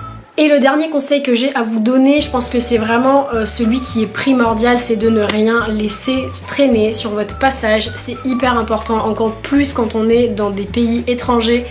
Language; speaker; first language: French; native; French